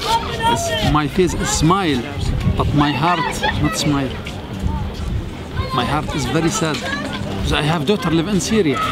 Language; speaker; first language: English; non-native, learner; Arabic